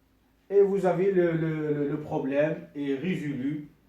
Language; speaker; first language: French; non-native, local second language; Arabic